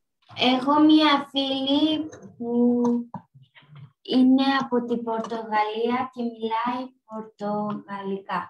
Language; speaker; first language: Greek; non-native, learner; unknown